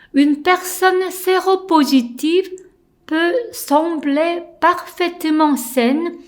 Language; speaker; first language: French; non-native, fluent; Korean